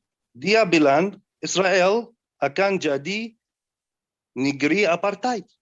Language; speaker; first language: Indonesian; non-native, fluent; Arabic